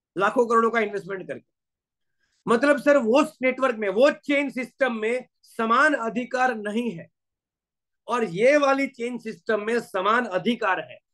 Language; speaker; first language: Hindi; non-native, local second language; Gujarati